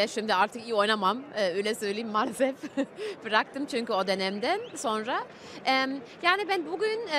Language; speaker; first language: Turkish; early bilingual, heritage; German